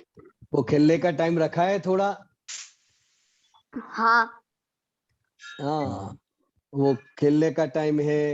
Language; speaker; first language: Hindi; non-native, local second language; Gujarati